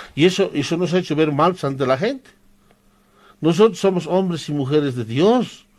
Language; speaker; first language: Spanish; non-native, local second language; Quechua